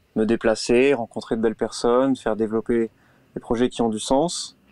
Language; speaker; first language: French; native; French